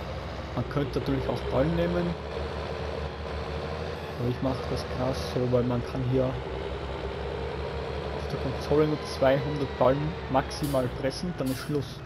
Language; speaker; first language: German; native; German